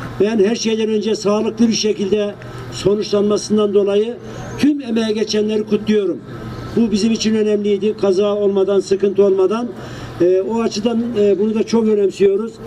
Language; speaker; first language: Turkish; native; Turkish